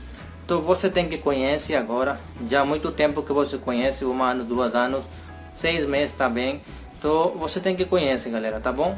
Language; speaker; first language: Portuguese; non-native, learner; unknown